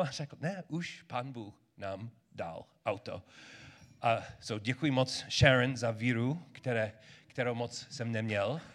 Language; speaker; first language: Czech; non-native, learner; English